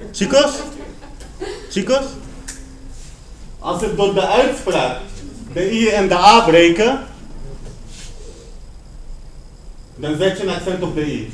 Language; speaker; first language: Dutch; non-native, fluent; Spanish